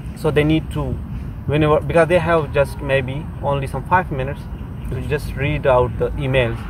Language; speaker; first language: English; non-native, local second language; Urdu